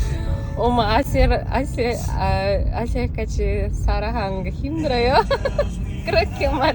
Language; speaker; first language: Korean; non-native, learner; Kazakh